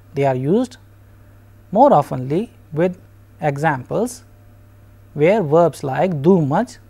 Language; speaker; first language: English; non-native, local second language; Hindi